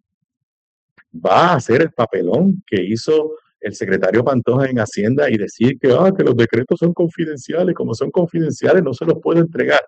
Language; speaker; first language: Spanish; native; Spanish